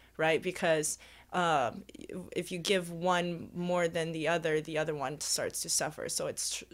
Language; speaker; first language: English; early bilingual, other home language; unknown